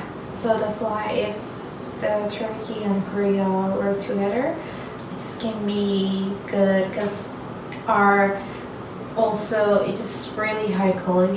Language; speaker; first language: English; non-native, learner; Turkish